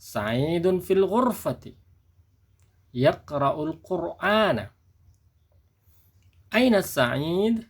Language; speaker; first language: Arabic; non-native, fluent; Indonesian